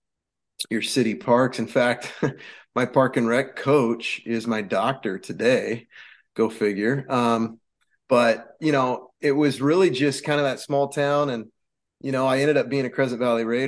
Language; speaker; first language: English; native; English